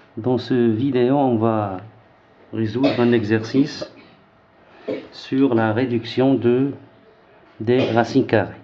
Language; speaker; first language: French; non-native, local second language; Arabic